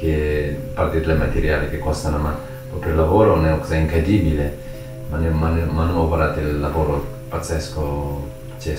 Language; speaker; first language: Italian; non-native, learner; Tibetan